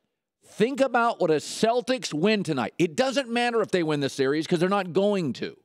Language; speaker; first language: English; native; English